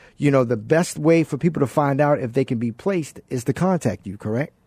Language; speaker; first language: English; native; English